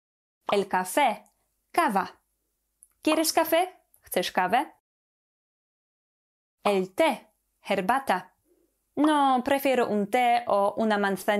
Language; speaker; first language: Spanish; non-native, fluent; Polish